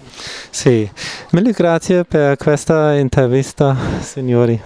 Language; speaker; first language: Italian; non-native, learner; German